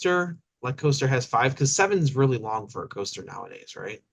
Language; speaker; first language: English; native; English